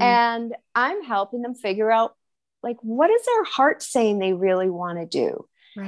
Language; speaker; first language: English; native; English